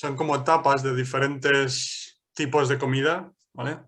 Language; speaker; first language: Spanish; non-native, fluent; English